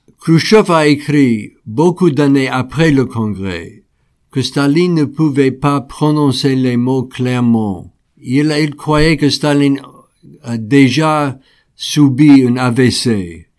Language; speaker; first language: French; non-native, fluent; English